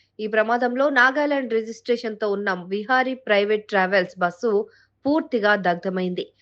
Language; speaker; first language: Telugu; native; Telugu